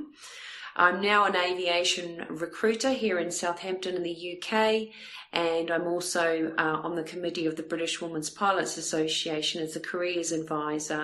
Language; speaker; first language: English; native; English